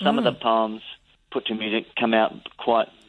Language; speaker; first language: English; native; English